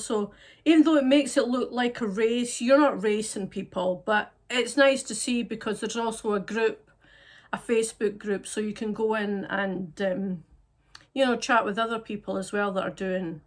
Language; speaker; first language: English; native; English